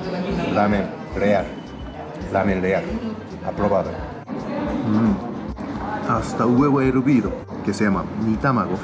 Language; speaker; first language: Spanish; non-native, learner; Japanese